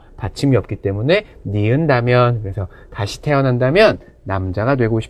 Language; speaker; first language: Korean; native; Korean